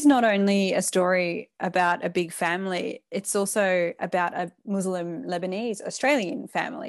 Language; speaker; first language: English; native; English